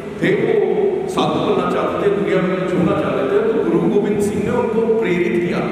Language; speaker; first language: Urdu; non-native, local second language; Kashmiri